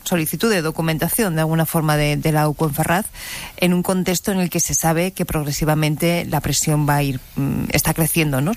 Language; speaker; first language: Spanish; native; Spanish